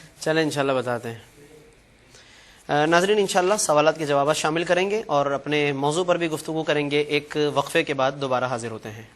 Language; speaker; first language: Urdu; native; Urdu